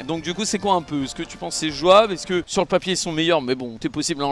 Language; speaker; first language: French; native; French